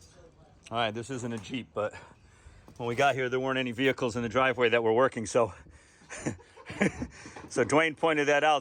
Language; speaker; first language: English; native; English